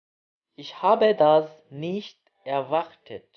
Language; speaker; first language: German; non-native, learner; Bangla